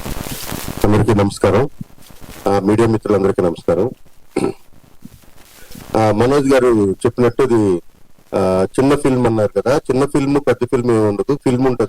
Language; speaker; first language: Telugu; native; Telugu